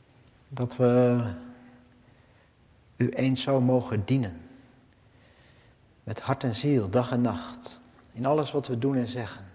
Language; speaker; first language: Dutch; native; Dutch